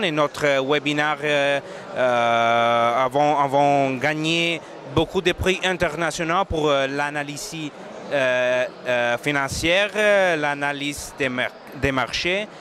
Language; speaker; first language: French; non-native, learner; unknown